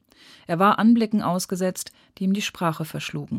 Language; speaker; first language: German; native; German